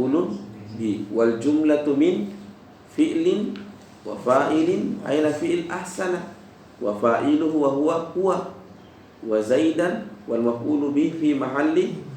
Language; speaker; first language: Arabic; non-native, fluent; Indonesian